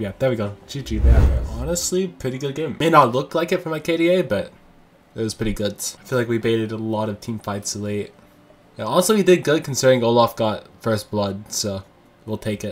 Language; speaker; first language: English; native; English